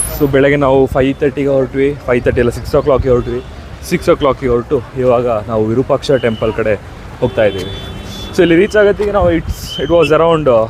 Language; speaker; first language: Kannada; native; Kannada